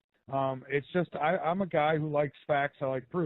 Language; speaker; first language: English; native; English